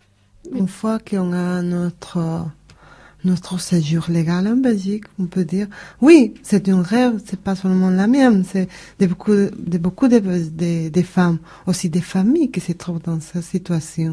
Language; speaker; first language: French; non-native, learner; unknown